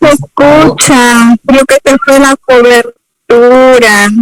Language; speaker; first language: Spanish; native; Spanish